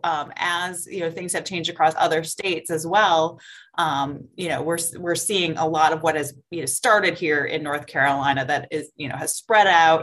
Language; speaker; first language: English; native; English